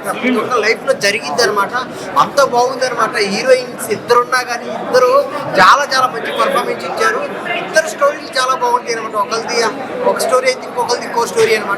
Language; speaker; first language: Telugu; native; Telugu